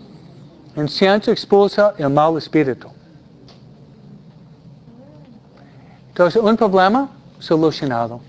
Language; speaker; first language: Spanish; non-native, fluent; English